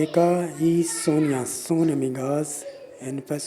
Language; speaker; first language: Spanish; non-native, learner; Urdu